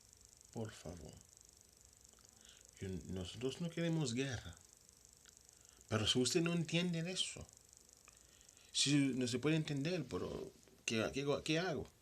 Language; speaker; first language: Spanish; non-native, local second language; Haitian Creole